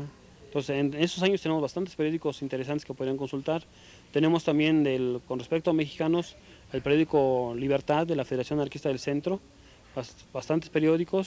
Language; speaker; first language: Spanish; native; Spanish